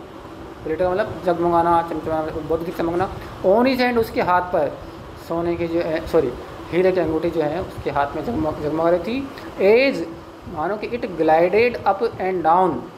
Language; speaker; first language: Hindi; native; Hindi